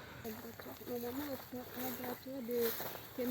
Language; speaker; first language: French; non-native, learner; Indonesian